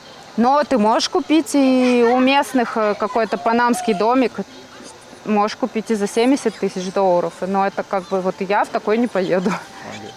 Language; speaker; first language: Russian; native; Russian